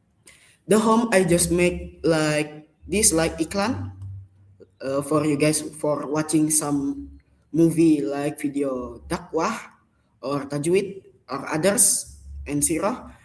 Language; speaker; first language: English; non-native, learner; Indonesian